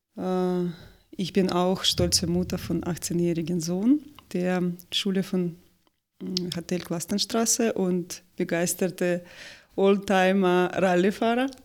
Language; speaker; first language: German; non-native, fluent; Russian